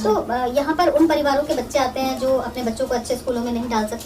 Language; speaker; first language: Hindi; native; Hindi